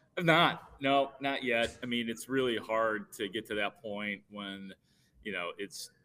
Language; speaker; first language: English; native; English